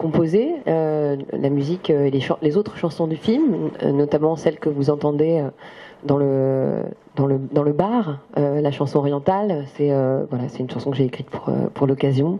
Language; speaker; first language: French; native; French